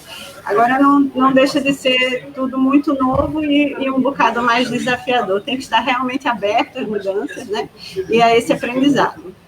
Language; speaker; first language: Portuguese; native; Portuguese